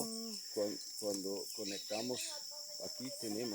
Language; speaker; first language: Spanish; non-native, learner; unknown